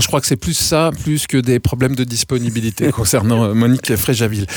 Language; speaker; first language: French; native; French